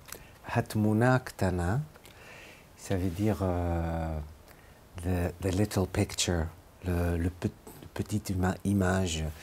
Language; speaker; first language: French; non-native, fluent; Hebrew